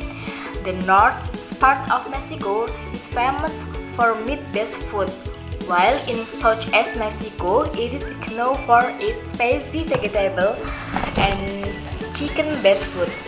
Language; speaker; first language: English; non-native, learner; Indonesian